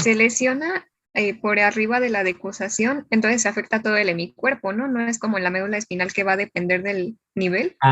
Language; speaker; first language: Spanish; native; Spanish